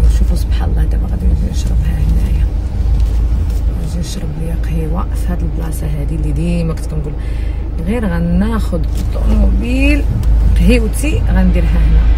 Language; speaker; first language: Arabic; native; Arabic